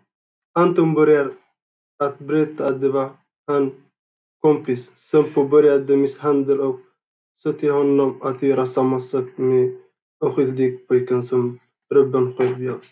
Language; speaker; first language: Swedish; non-native, learner; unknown